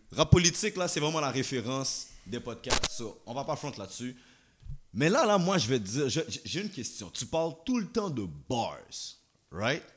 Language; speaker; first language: French; native; French